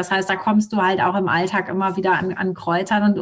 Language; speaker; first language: German; native; German